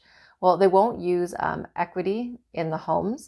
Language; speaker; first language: English; native; English